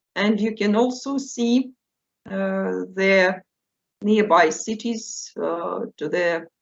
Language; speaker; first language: English; non-native, fluent; Russian